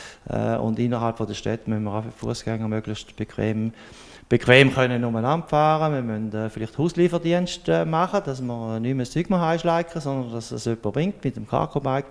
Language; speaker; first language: German; native; German